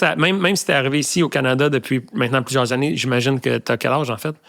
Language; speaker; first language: French; native; French